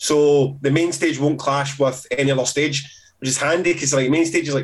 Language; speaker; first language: English; native; English